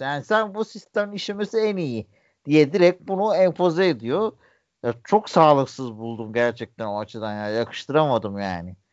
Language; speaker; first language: Turkish; native; Turkish